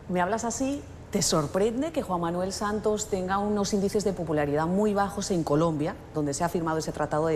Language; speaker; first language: Spanish; native; Spanish